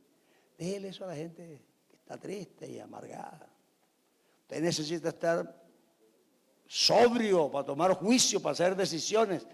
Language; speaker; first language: Spanish; native; Spanish